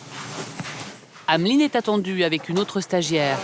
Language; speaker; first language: French; native; French